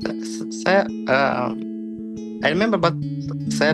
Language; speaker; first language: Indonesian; non-native, learner; Arabic